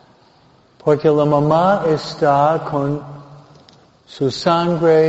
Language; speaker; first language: Spanish; non-native, fluent; English